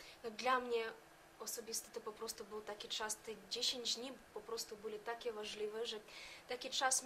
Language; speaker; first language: Polish; non-native, learner; Ukrainian